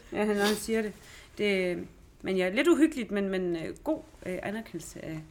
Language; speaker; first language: Danish; early bilingual, other home language; Arabic